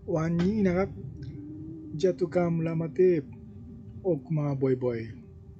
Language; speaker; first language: Thai; non-native, fluent; Japanese